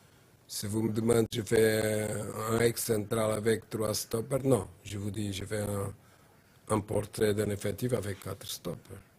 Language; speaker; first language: French; non-native, learner; Portuguese